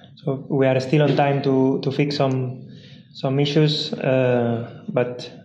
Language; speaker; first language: English; non-native, fluent; Spanish